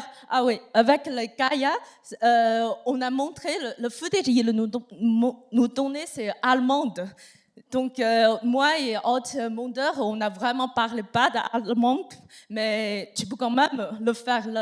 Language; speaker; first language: French; non-native, learner; Chinese